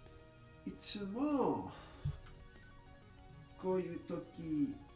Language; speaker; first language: Japanese; non-native, learner; English